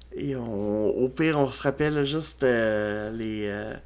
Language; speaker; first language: French; native; French